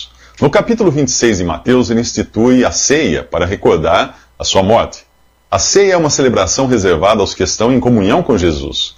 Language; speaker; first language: Portuguese; native; Portuguese